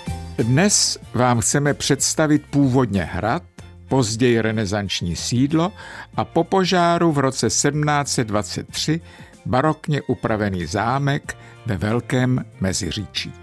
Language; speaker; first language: Czech; native; Czech